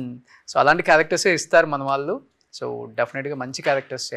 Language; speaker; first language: Telugu; native; Telugu